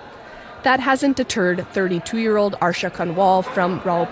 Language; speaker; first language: English; native; English